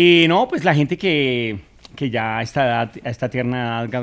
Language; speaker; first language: Spanish; native; Spanish